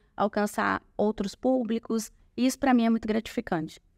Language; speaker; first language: Portuguese; native; Portuguese